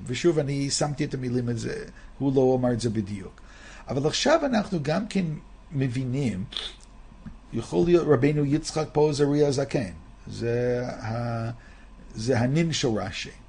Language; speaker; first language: Hebrew; non-native, fluent; English